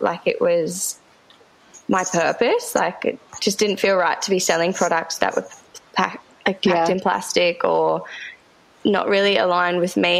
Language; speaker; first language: English; native; English